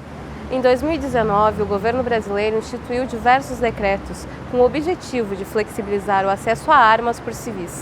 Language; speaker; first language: Portuguese; native; Portuguese